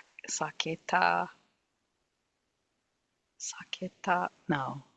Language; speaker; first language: Japanese; non-native, learner; English